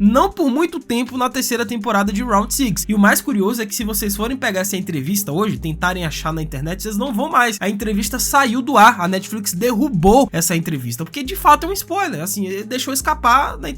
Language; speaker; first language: Portuguese; native; Portuguese